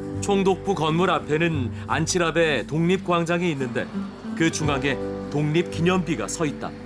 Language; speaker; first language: Korean; native; Korean